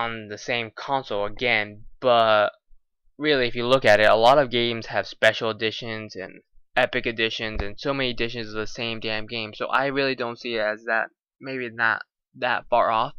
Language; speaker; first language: English; native; English